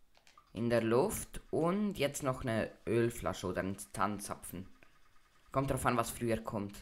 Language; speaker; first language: German; native; German